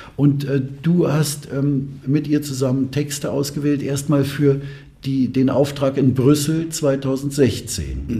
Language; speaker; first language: German; non-native, fluent; Arabic